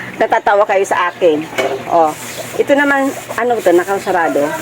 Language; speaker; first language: Filipino; non-native, local second language; Bikol